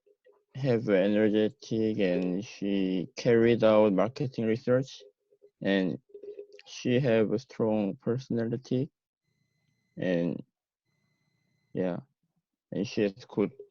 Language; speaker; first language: English; non-native, learner; Korean